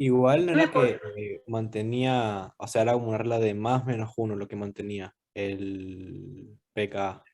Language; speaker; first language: Spanish; native; Spanish